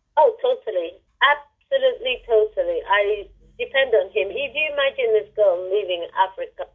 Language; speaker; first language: English; non-native, local second language; Igbo